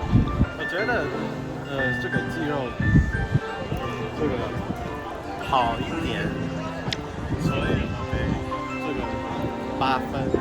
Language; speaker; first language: Chinese; non-native, learner; English